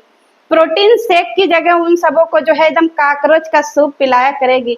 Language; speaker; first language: Hindi; native; Hindi